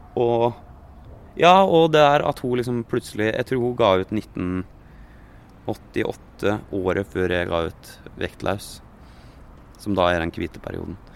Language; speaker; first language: Norwegian; native; Norwegian